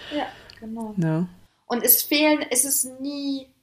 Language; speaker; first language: German; early bilingual, other home language; French